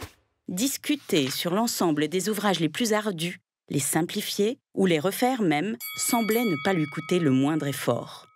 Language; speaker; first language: French; native; French